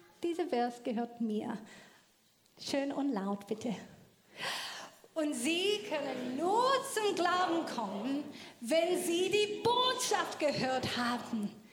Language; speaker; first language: German; non-native, fluent; English